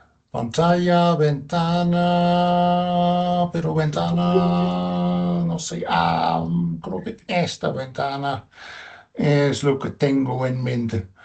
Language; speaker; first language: Spanish; non-native, fluent; Dutch